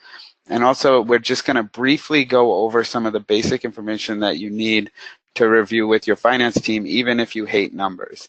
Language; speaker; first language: English; native; English